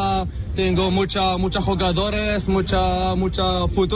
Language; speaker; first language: Spanish; non-native, learner; Arabic